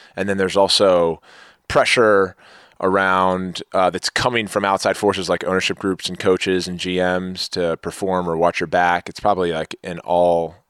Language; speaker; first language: English; native; English